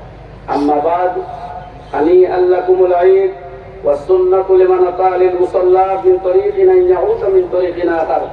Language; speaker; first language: Arabic; non-native, fluent; Bangla